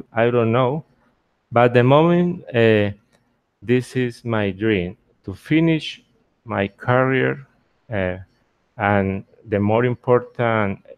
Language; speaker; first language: English; non-native, learner; Spanish